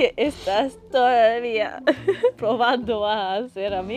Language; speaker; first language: Spanish; non-native, learner; English